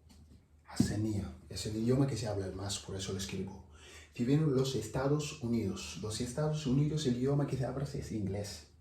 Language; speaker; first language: Spanish; non-native, learner; Wolof